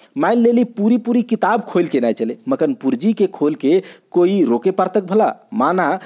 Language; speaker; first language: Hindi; non-native, local second language; Magahi